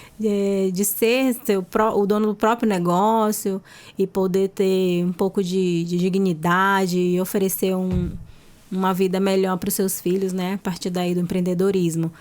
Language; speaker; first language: Portuguese; native; Portuguese